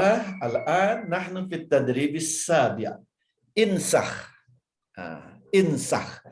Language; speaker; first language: Arabic; non-native, fluent; Indonesian